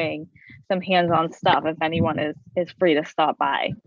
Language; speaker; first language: English; native; English